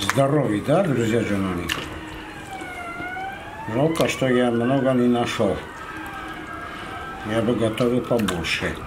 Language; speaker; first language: Russian; non-native, fluent; Armenian